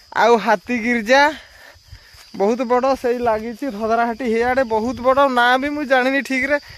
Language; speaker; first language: Odia; non-native, local second language; Santali